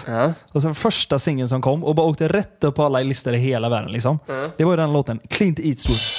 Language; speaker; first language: Swedish; native; Swedish